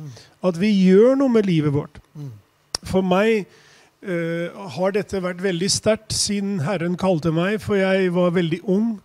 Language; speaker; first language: Norwegian; non-native, fluent; Albanian